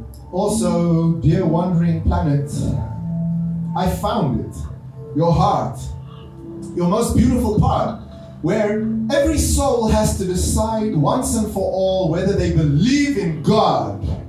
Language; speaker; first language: English; non-native, local second language; Afrikaans